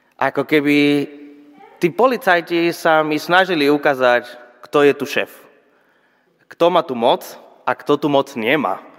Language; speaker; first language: Slovak; non-native, fluent; Spanish